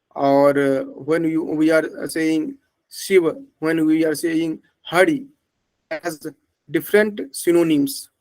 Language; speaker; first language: English; non-native, local second language; Hindi